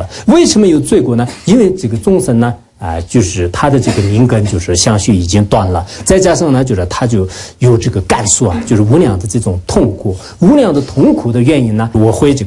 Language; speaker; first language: Chinese; non-native, local second language; Tibetan